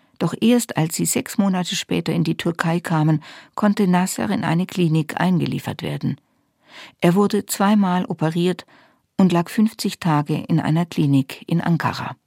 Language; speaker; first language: German; native; German